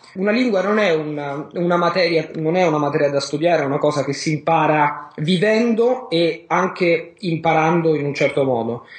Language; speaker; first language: Italian; native; Italian